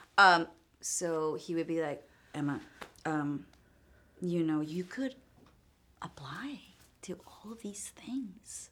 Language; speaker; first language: English; non-native, fluent; Spanish